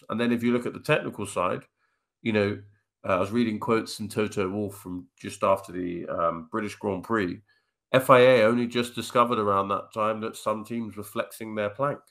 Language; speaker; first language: English; native; English